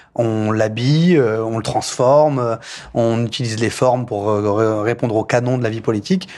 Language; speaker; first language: French; native; French